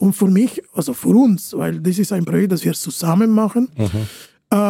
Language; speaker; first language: German; non-native, fluent; Spanish